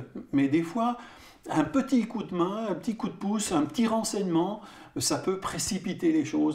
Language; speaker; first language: French; native; French